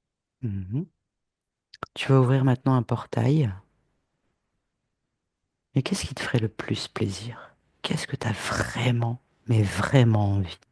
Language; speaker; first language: French; native; French